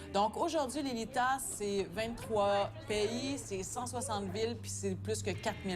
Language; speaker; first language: French; native; French